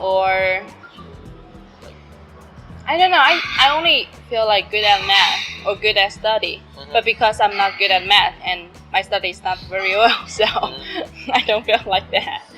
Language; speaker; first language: English; non-native, learner; Chinese